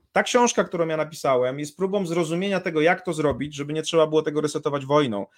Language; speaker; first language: Polish; native; Polish